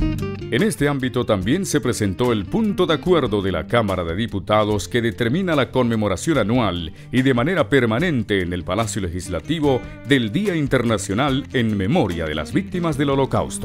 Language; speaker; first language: Spanish; native; Spanish